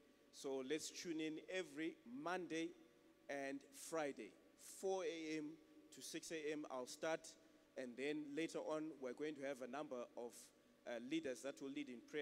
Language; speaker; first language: English; non-native, local second language; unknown